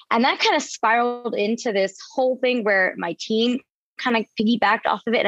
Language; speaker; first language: English; native; English